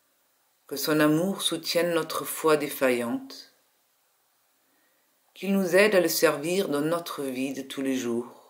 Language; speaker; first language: French; native; French